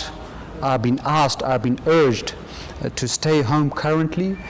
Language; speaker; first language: English; non-native, fluent; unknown